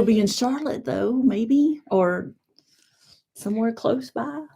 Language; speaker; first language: English; native; English